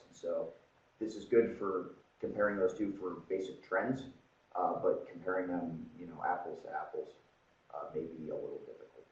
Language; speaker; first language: English; native; English